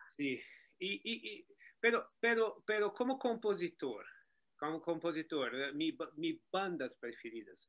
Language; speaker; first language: Spanish; non-native, learner; Portuguese